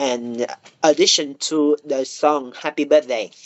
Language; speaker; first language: English; non-native, learner; Vietnamese